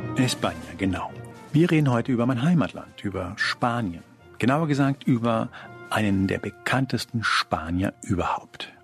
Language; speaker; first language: German; early bilingual, other home language; Spanish